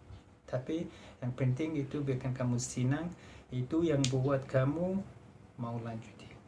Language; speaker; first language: Indonesian; non-native, fluent; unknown